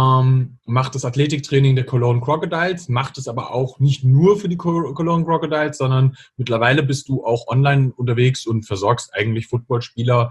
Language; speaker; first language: German; native; German